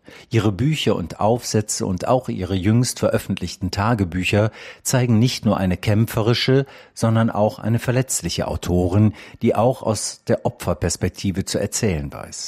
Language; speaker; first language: German; native; German